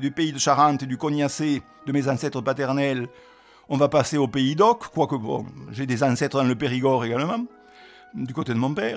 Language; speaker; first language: French; native; French